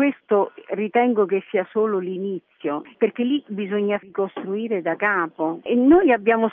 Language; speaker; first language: Italian; native; Italian